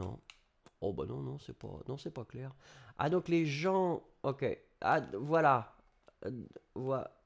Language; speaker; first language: French; native; French